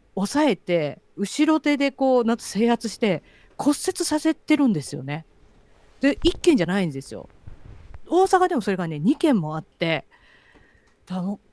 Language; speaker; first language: Japanese; native; Japanese